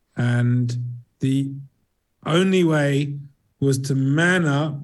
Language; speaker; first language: English; native; English